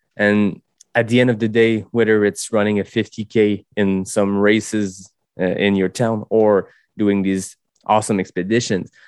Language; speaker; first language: English; non-native, fluent; French